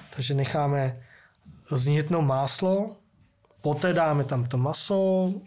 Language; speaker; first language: Czech; early bilingual, other home language; Vietnamese